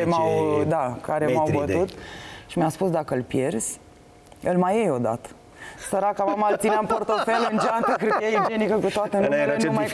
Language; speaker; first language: Romanian; native; Romanian